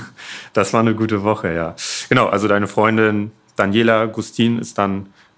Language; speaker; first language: German; native; German